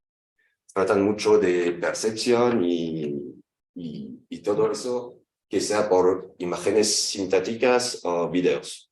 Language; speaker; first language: Spanish; non-native, fluent; French